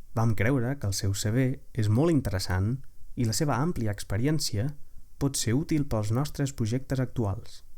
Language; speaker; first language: Catalan; native; Catalan